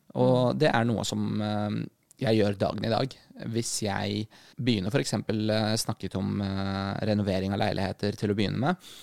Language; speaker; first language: Norwegian; early bilingual, other home language; Arabic